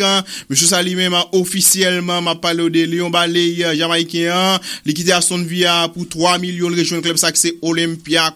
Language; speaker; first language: French; non-native, local second language; Haitian Creole